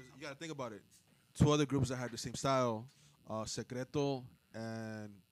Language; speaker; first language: English; early bilingual, other home language; Spanish